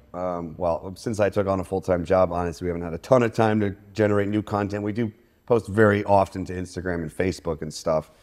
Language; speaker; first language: English; native; English